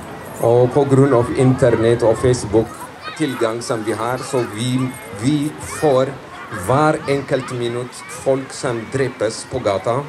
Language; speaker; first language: Norwegian; non-native, fluent; Amharic